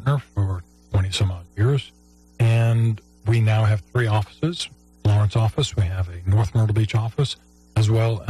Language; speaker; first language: English; native; English